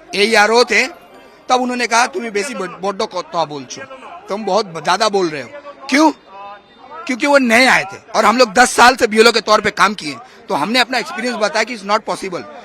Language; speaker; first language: Hindi; non-native, local second language; Bangla